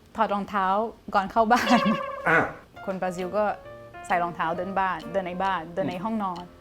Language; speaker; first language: Thai; non-native, fluent; Portuguese